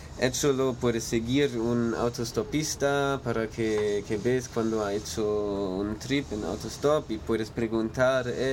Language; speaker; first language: Spanish; non-native, learner; German